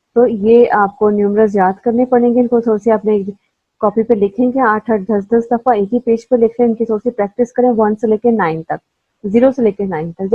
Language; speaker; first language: Urdu; native; Urdu